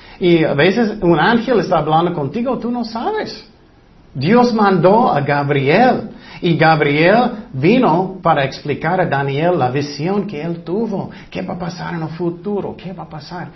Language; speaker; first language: Spanish; non-native, fluent; English